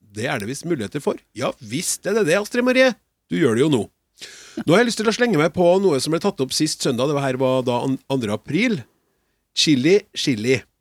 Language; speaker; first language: Norwegian; native; Norwegian